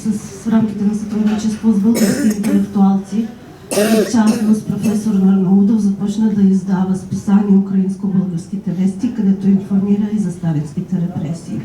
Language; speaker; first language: Bulgarian; non-native, fluent; Ukrainian